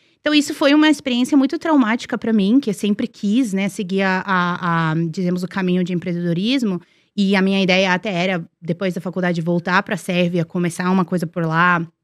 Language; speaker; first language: Portuguese; non-native, fluent; Serbian